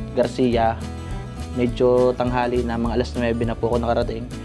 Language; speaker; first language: Filipino; native; Filipino